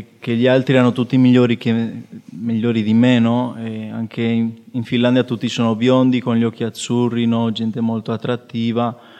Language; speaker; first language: Italian; non-native, fluent; Spanish